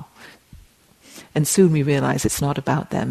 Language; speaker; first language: English; native; English